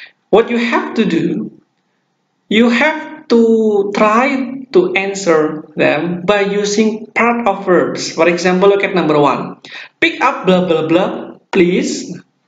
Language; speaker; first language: English; non-native, fluent; Indonesian